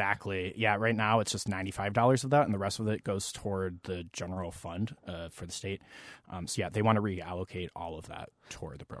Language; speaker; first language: English; native; English